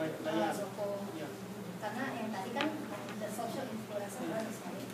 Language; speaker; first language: Indonesian; native; Indonesian